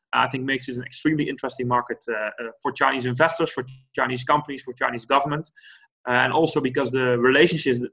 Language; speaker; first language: English; non-native, fluent; Dutch